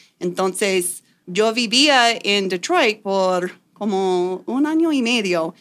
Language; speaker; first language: Spanish; non-native, fluent; English